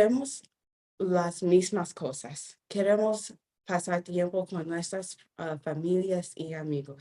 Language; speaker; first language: Spanish; non-native, fluent; English